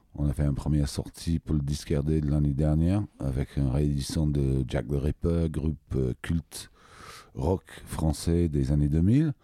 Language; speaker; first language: French; non-native, fluent; English